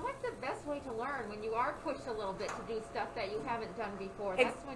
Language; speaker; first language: English; native; English